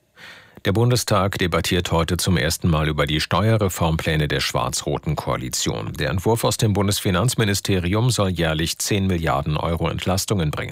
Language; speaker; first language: German; native; German